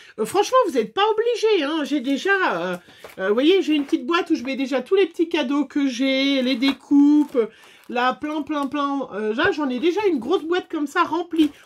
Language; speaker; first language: French; native; French